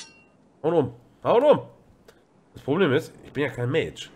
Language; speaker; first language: German; native; German